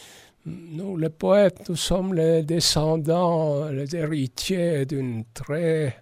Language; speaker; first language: French; non-native, fluent; Estonian